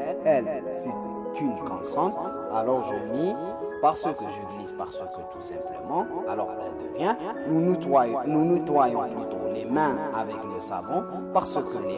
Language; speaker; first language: French; non-native, local second language; Arabic